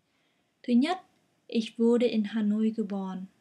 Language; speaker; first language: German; non-native, fluent; Vietnamese